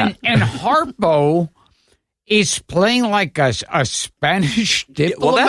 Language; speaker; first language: English; native; English